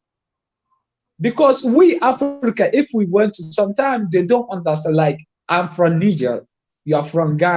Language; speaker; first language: English; non-native, fluent; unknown